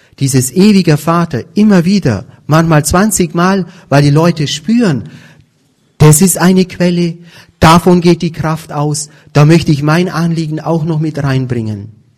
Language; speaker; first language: German; native; German